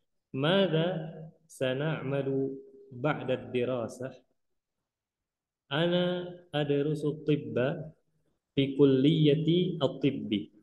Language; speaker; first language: Arabic; non-native, fluent; Indonesian